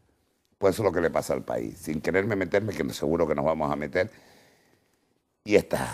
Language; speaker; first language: Spanish; native; Spanish